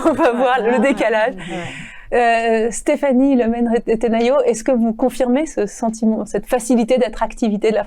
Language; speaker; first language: French; native; French